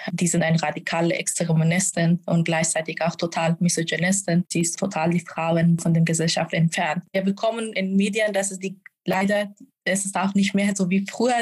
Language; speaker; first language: German; non-native, fluent; Persian